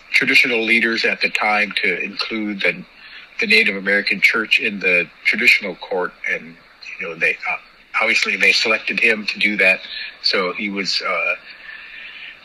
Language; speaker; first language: English; native; English